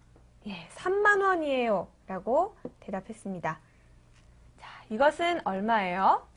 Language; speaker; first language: Korean; native; Korean